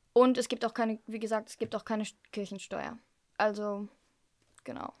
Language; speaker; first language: German; early bilingual, heritage; German